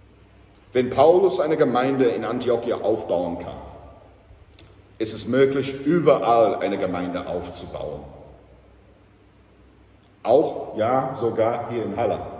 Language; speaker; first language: German; non-native, fluent; English